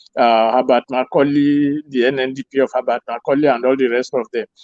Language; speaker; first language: English; non-native, local second language; Yoruba